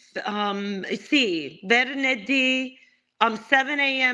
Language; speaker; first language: Italian; non-native, learner; English